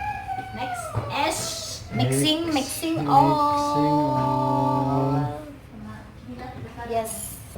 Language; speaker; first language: English; non-native, local second language; Cebuano